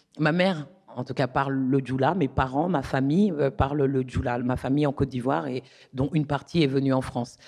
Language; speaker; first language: French; native; French